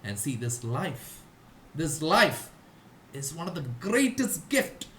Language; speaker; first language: English; non-native, local second language; Malayalam